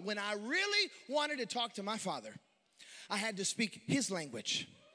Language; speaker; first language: English; early bilingual, other home language; Spanish